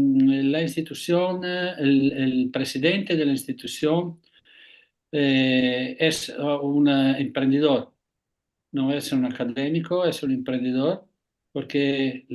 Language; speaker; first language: Spanish; non-native, fluent; Italian